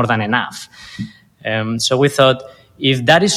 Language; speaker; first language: English; non-native, fluent; Spanish